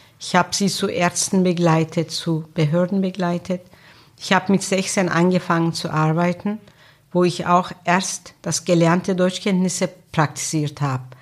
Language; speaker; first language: German; non-native, fluent; Turkish